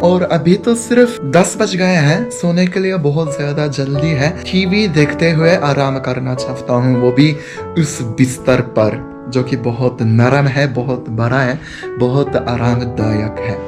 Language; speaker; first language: Hindi; non-native, fluent; Japanese